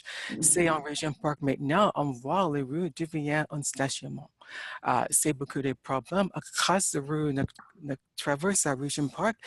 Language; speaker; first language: French; non-native, learner; English